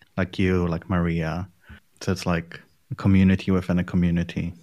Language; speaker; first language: English; non-native, fluent; Polish